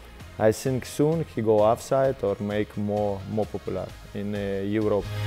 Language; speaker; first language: English; non-native, learner; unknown